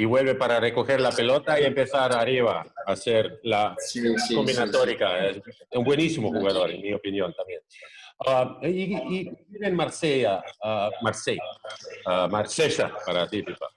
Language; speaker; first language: Spanish; non-native, fluent; Croatian